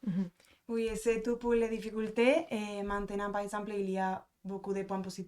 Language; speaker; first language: French; non-native, fluent; Spanish